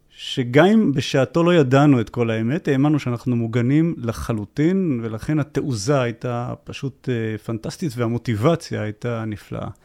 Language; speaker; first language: Hebrew; native; Hebrew